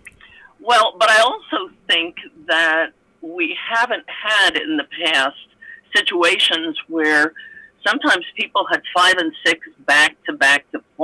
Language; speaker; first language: English; native; English